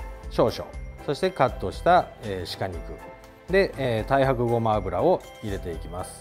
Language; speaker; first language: Japanese; native; Japanese